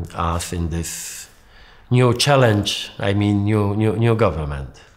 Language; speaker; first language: English; non-native, fluent; Polish